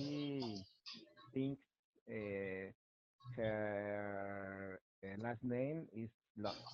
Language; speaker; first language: English; non-native, learner; Spanish